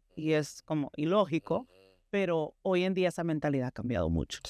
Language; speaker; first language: Spanish; early bilingual, heritage; Spanish